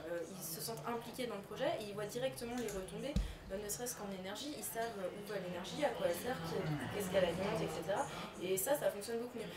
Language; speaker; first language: French; native; French